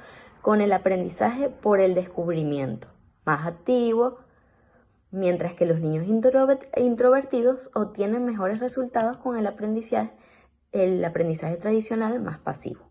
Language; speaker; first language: Spanish; native; Spanish